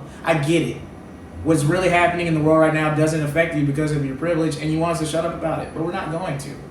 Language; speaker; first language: English; native; English